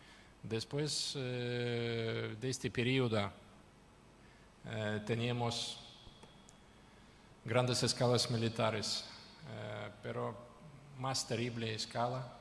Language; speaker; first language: Spanish; non-native, fluent; Ukrainian